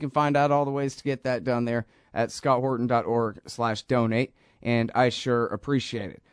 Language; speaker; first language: English; native; English